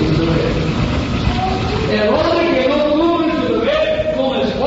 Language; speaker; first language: Spanish; non-native, fluent; English